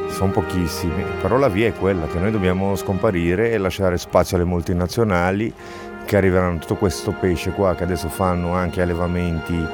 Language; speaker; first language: Italian; non-native, fluent; Romanian